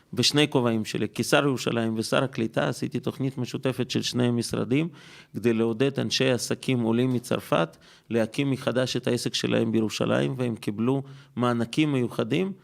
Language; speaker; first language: Hebrew; non-native, fluent; Russian